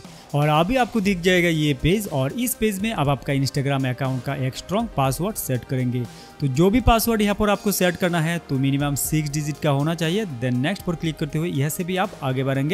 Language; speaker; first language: Hindi; non-native, local second language; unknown